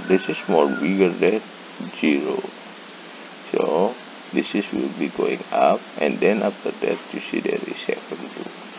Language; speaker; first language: English; non-native, learner; Indonesian